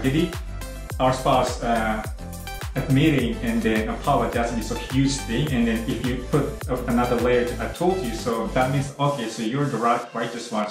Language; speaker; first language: English; non-native, fluent; Indonesian